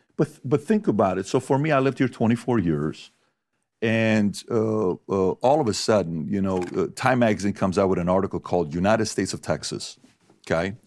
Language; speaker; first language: English; early bilingual, other home language; Persian